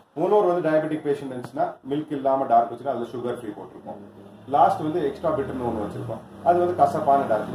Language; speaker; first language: Tamil; non-native, local second language; Kashmiri